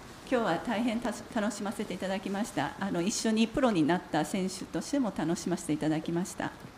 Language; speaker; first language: Japanese; native; Japanese